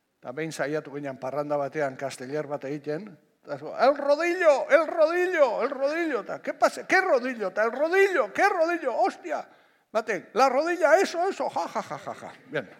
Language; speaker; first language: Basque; non-native, local second language; Spanish